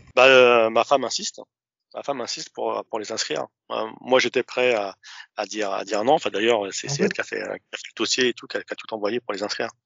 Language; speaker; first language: French; early bilingual, other home language; Arabic